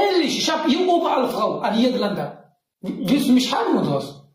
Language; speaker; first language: German; non-native, learner; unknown